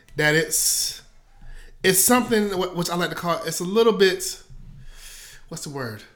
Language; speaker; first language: English; native; English